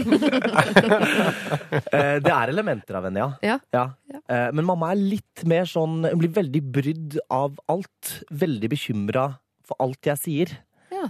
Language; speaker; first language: Norwegian; native; Norwegian